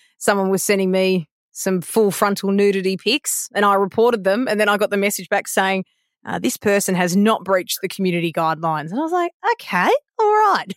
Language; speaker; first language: English; native; English